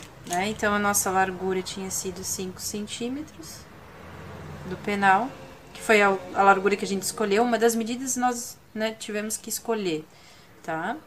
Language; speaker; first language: Portuguese; native; Portuguese